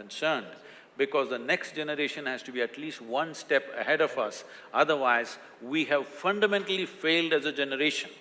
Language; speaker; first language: English; non-native, local second language; Kannada